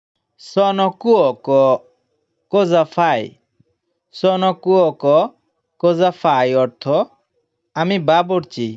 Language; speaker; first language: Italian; non-native, learner; Bangla